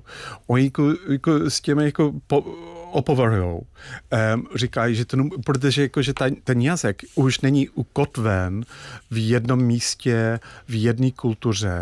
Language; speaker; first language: Czech; non-native, fluent; English